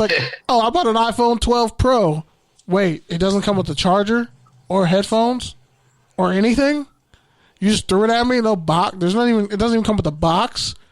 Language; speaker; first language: English; native; English